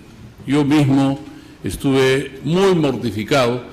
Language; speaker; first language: Spanish; native; Spanish